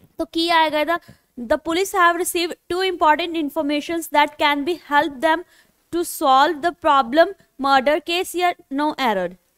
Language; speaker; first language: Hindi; non-native, local second language; Punjabi